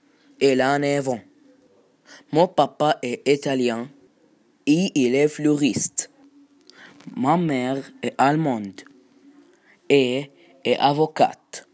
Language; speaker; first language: French; non-native, learner; Arabic